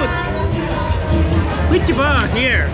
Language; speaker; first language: English; non-native, learner; Japanese